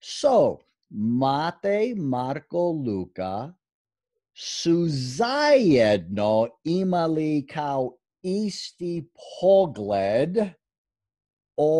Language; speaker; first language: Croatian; non-native, fluent; English